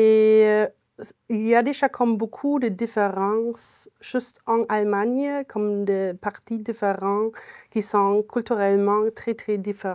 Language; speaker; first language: French; non-native, fluent; German